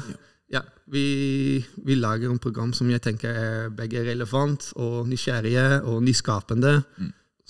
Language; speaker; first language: Norwegian; non-native, fluent; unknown